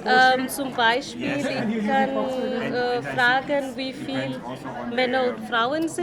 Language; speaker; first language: German; non-native, learner; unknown